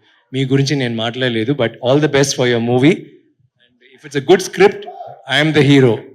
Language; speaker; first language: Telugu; non-native, learner; Tamil